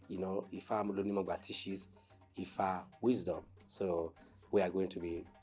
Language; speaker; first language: English; non-native, local second language; Yoruba